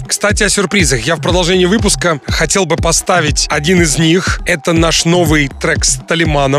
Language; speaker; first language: Russian; native; Russian